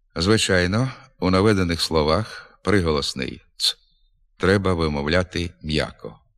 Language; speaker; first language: Ukrainian; native; Ukrainian